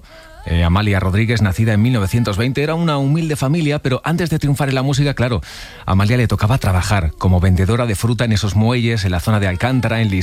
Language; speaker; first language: Spanish; native; Spanish